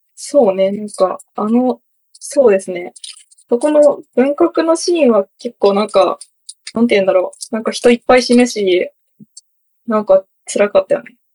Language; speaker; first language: Japanese; native; Japanese